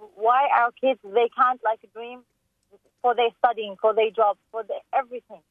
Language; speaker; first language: English; non-native, fluent; Persian